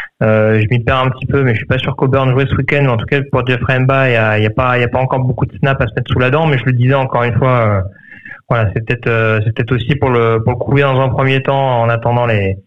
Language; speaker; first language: French; native; French